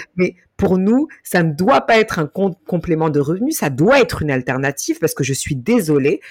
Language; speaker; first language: French; native; French